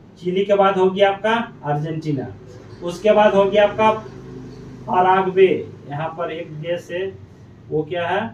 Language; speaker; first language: Hindi; native; Hindi